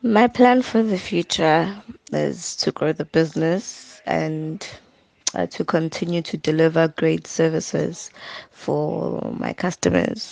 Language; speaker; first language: English; non-native, local second language; Zulu